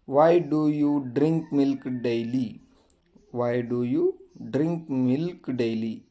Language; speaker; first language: English; non-native, local second language; Kannada